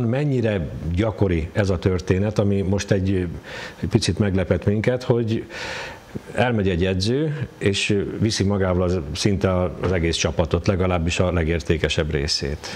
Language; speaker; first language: Hungarian; native; Hungarian